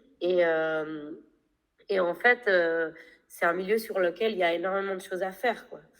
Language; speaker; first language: French; non-native, fluent; Spanish